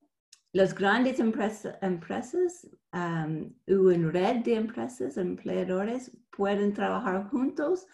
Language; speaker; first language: Spanish; non-native, fluent; English